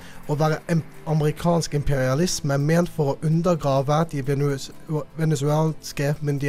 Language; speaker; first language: Norwegian; native; Norwegian